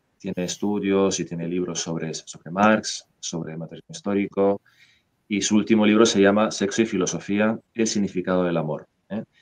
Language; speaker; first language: Spanish; non-native, fluent; Italian